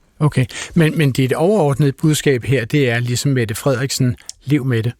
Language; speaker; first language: Danish; native; Danish